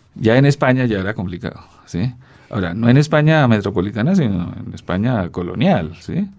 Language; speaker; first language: Spanish; native; Spanish